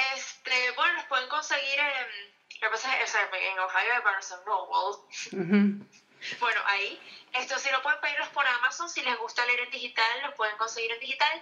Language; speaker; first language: Spanish; native; Spanish